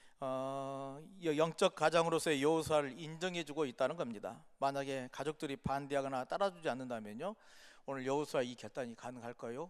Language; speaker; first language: Korean; native; Korean